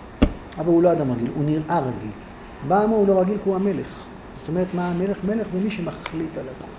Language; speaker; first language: Hebrew; native; Hebrew